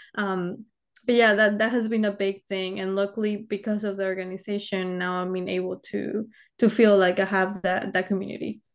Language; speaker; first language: English; early bilingual, other home language; Spanish